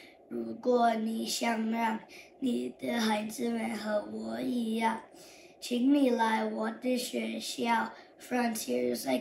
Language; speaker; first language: Chinese; non-native, learner; English